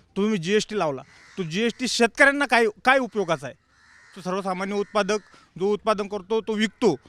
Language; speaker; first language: Marathi; native; Marathi